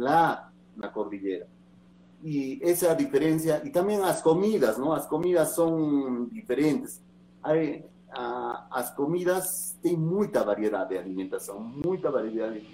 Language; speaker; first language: Portuguese; non-native, learner; Spanish